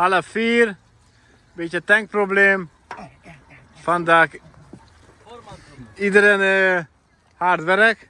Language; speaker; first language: Dutch; non-native, learner; Polish